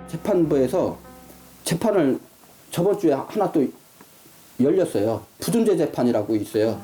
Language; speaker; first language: Korean; native; Korean